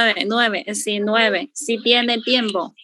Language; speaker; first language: Spanish; non-native, learner; Chinese